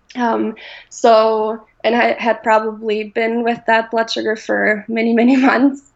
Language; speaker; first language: English; non-native, fluent; German